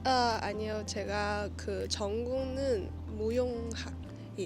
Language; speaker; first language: Korean; non-native, learner; Chinese